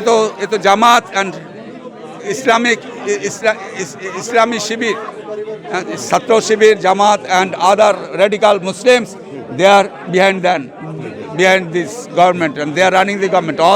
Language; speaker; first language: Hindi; non-native, learner; Bangla